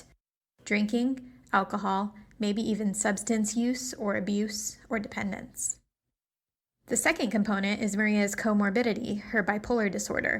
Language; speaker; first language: English; native; English